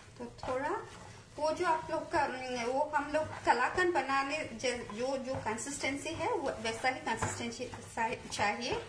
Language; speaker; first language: Hindi; non-native, local second language; Khasi